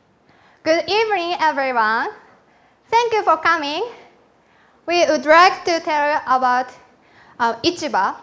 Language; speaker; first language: English; non-native, learner; Japanese